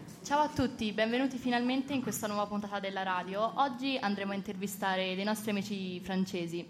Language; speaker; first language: Italian; native; Italian